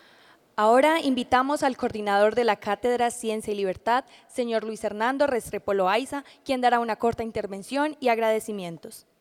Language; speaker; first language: Spanish; native; Spanish